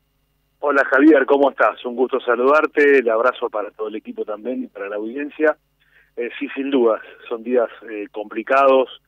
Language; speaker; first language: Spanish; native; Spanish